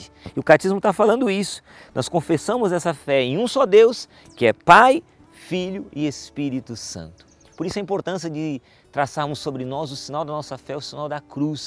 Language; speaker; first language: Portuguese; native; Portuguese